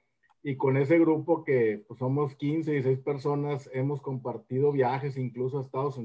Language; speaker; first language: Spanish; native; Spanish